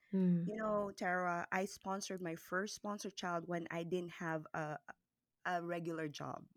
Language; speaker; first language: English; non-native, local second language; Cebuano